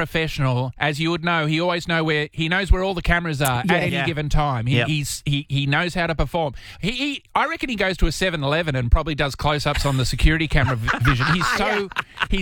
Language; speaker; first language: English; native; English